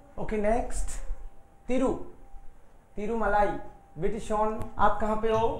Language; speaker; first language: Hindi; native; Hindi